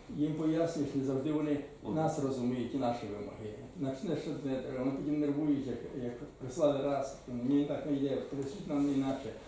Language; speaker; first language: Ukrainian; native; Ukrainian